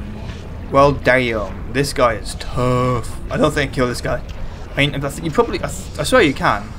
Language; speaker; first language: English; native; English